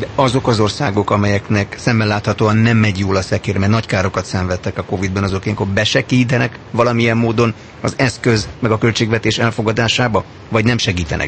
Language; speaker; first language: Hungarian; native; Hungarian